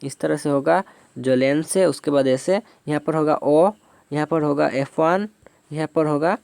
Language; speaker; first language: Hindi; non-native, local second language; Bangla